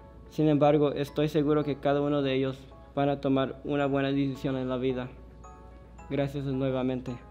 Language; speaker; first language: Spanish; early bilingual, heritage; Spanish